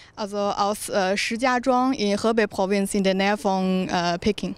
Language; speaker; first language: German; non-native, learner; Chinese